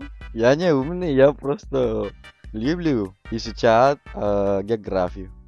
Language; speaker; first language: Russian; non-native, learner; Indonesian